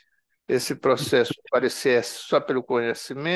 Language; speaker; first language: Portuguese; native; Portuguese